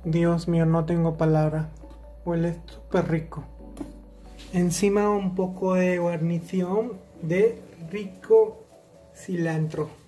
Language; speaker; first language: Spanish; non-native, fluent; Hindi